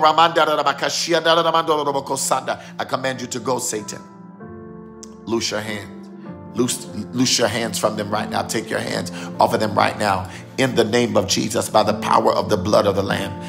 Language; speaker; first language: English; native; English